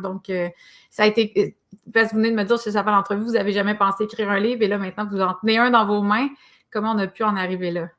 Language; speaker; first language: French; native; French